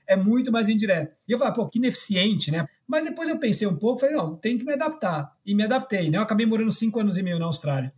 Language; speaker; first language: Portuguese; early bilingual, other home language; Spanish